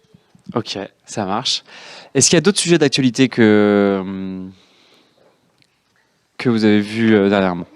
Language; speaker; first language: French; native; French